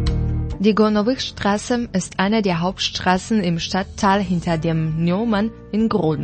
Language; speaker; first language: German; non-native, fluent; Russian